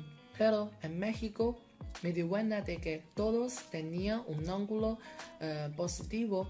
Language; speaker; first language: Spanish; non-native, fluent; Chinese